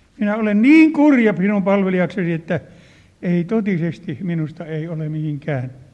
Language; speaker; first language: Finnish; native; Finnish